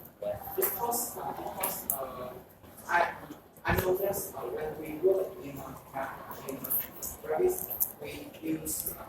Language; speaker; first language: English; non-native, learner; Vietnamese